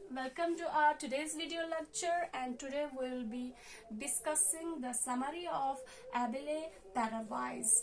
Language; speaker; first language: English; non-native, local second language; Hindi